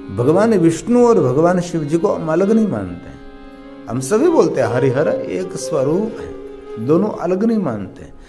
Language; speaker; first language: Hindi; non-native, local second language; Gujarati